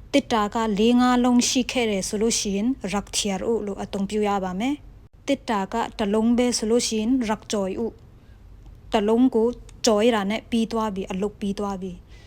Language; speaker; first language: Burmese; non-native, local second language; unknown